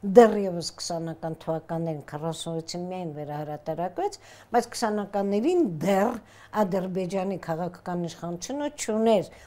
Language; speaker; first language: Armenian; native; Armenian